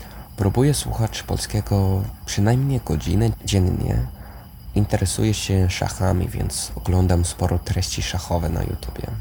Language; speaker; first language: Polish; non-native, fluent; English